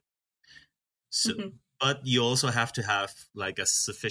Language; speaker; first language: English; non-native, fluent; Spanish